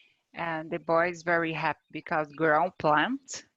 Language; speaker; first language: English; non-native, learner; Portuguese